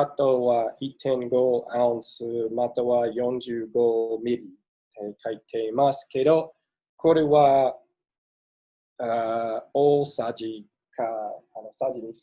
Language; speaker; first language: Japanese; non-native, fluent; English